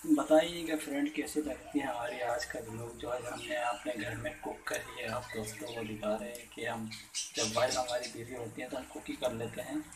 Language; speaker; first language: Urdu; native; Urdu